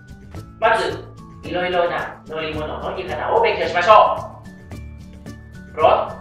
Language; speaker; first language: Japanese; non-native, fluent; Thai